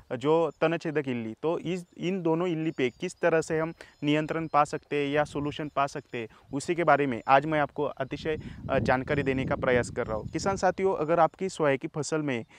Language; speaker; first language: Hindi; non-native, local second language; Marathi